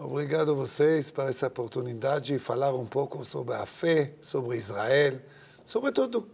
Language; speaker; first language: Portuguese; non-native, learner; Hebrew